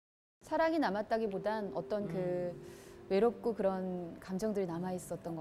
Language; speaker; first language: Korean; native; Korean